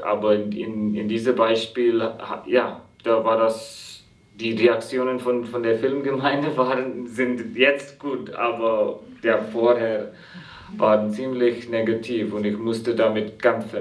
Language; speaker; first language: German; non-native, fluent; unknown